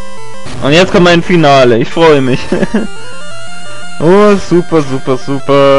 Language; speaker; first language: German; native; German